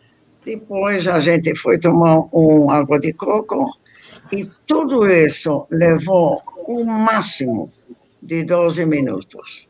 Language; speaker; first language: Portuguese; non-native, fluent; English